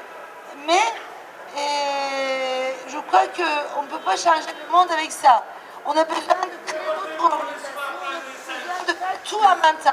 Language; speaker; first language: French; non-native, fluent; Turkish